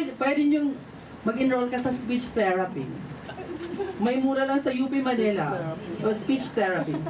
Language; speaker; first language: Filipino; non-native, local second language; Waray